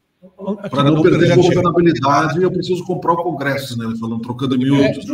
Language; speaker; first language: Portuguese; native; Portuguese